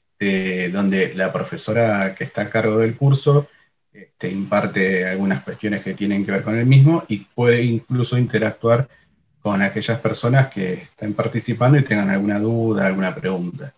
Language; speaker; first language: Spanish; native; Spanish